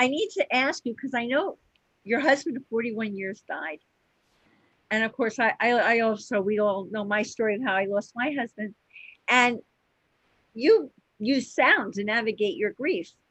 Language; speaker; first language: English; native; English